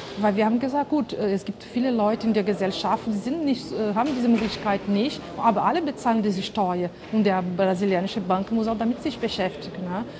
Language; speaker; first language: German; non-native, fluent; Portuguese